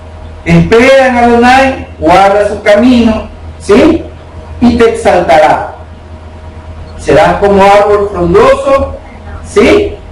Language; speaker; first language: Spanish; native; Spanish